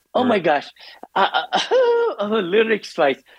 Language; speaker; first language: English; non-native, local second language; Hindi